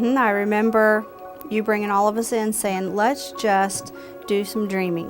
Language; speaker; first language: English; native; English